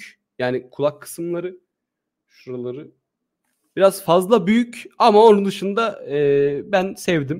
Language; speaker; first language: Turkish; native; Turkish